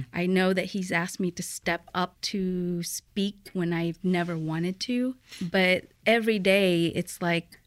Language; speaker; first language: English; early bilingual, other home language; Spanish